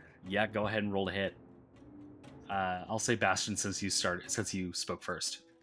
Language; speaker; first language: English; native; English